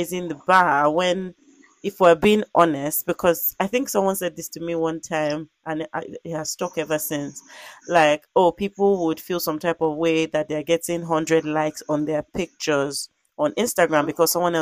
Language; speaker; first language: English; non-native, local second language; Yoruba